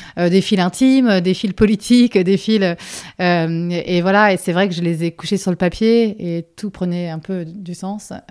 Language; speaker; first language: French; native; French